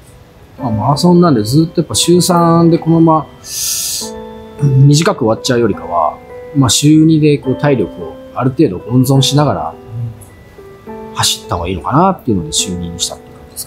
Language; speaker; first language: Japanese; native; Japanese